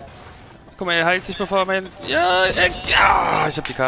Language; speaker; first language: German; native; German